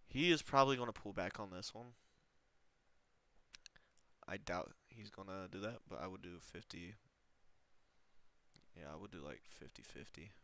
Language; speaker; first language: English; native; English